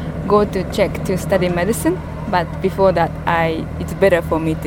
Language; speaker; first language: English; non-native, fluent; Japanese